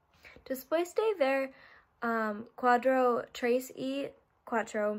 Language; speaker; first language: Spanish; non-native, learner; English